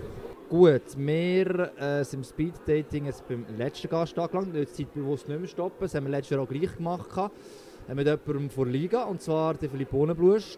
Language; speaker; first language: German; native; German